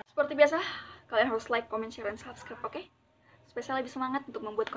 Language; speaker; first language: Indonesian; native; Indonesian